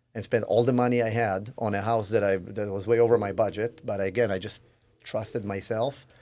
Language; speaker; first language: English; non-native, fluent; Hebrew